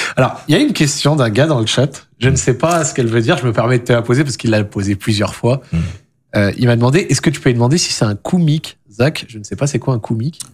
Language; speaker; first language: French; native; French